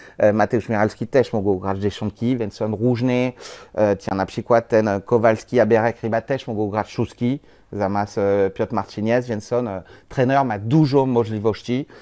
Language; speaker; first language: Polish; non-native, learner; French